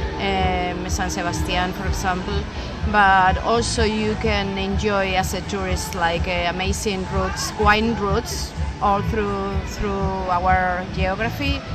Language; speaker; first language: English; non-native, fluent; Spanish